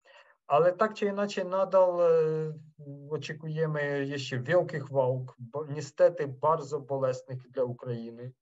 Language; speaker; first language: Polish; non-native, fluent; Ukrainian